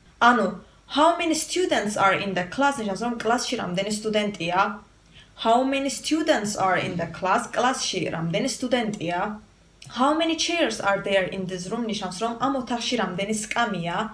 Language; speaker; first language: English; non-native, fluent; Georgian